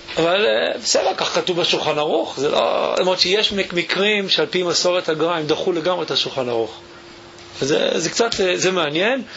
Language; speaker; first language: Hebrew; early bilingual, other home language; English